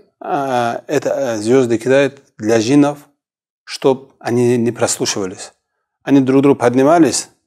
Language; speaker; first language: Russian; non-native, local second language; Kumyk